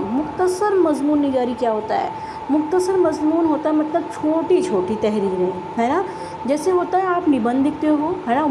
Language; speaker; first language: Urdu; native; Urdu